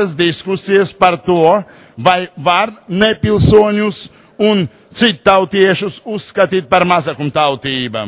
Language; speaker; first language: Latvian; non-native, local second language; Russian